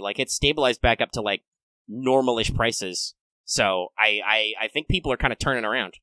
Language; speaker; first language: English; native; English